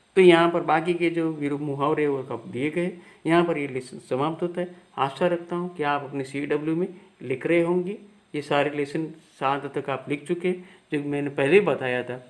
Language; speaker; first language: Hindi; non-native, local second language; Gujarati